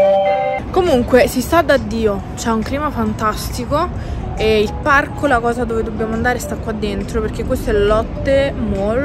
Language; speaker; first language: Italian; native; Italian